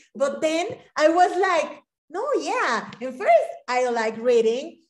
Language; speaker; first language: English; non-native, fluent; Spanish